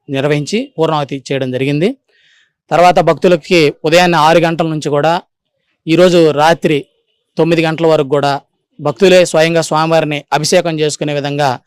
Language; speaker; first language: Telugu; native; Telugu